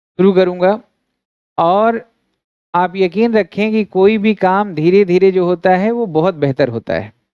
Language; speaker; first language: Hindi; native; Hindi